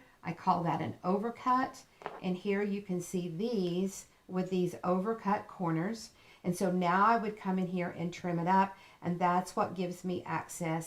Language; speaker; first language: English; native; English